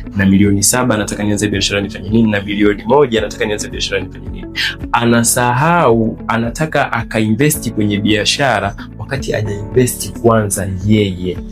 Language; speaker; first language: Swahili; native; Swahili